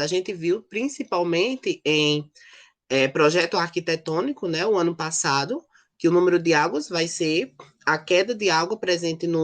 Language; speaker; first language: Portuguese; native; Portuguese